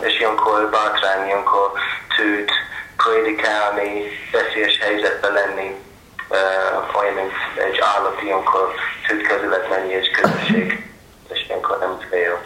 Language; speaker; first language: Hungarian; non-native, learner; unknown